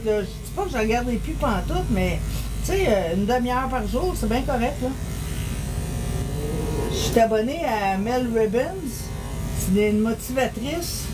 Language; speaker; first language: French; native; French